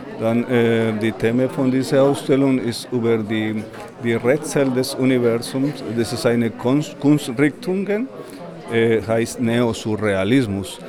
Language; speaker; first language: German; non-native, learner; Spanish